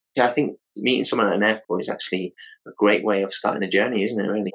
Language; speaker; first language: English; native; English